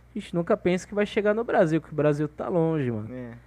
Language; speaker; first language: Portuguese; native; Portuguese